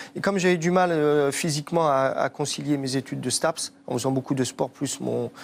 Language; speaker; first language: French; native; French